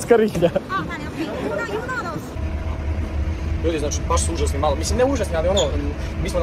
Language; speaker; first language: Croatian; native; Croatian